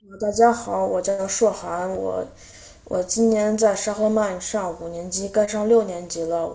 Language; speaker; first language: Chinese; early bilingual, other home language; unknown